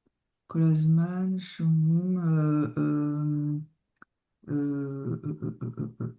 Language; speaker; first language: Hebrew; non-native, learner; French